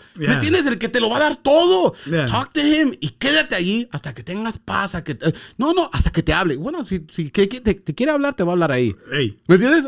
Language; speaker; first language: Spanish; early bilingual, heritage; Spanish